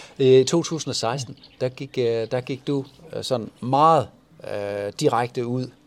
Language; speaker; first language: Danish; native; Danish